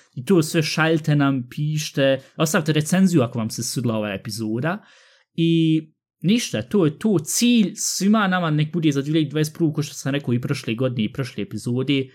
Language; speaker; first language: Bosnian; early bilingual, heritage; Bosnian